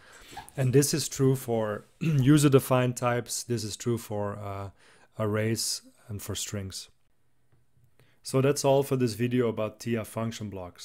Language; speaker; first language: English; non-native, fluent; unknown